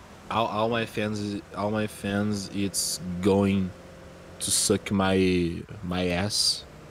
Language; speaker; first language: English; non-native, learner; Portuguese